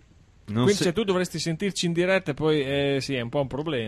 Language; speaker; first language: Italian; native; Italian